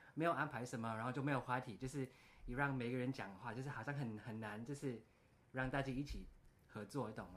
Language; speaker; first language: Chinese; early bilingual, heritage; Chinese